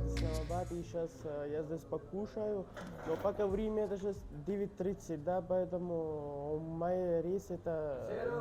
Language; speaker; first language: Russian; non-native, learner; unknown